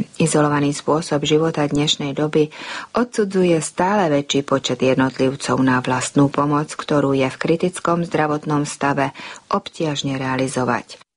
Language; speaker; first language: Slovak; early bilingual, heritage; Slovak